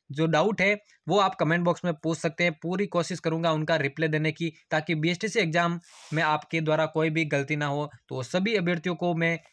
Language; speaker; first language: Hindi; native; Hindi